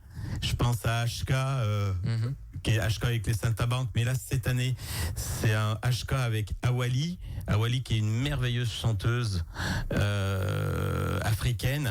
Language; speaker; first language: French; native; French